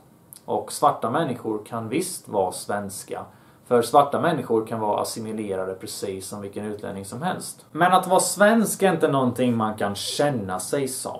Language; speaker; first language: Swedish; early bilingual, other home language; Bosnian